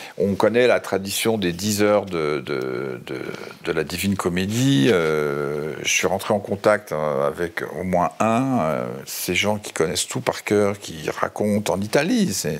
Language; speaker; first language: French; native; French